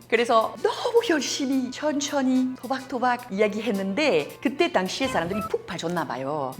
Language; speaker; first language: Korean; non-native, fluent; French